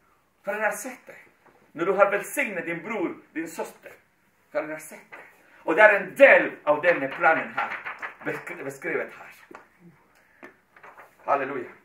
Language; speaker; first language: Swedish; non-native, fluent; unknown